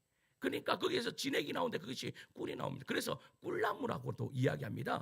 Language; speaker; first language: Korean; native; Korean